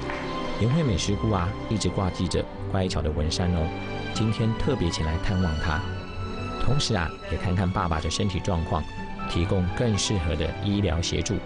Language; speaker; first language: Chinese; native; Chinese